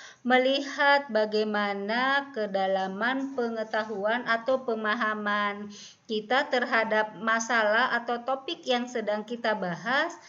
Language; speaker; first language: Indonesian; native; Indonesian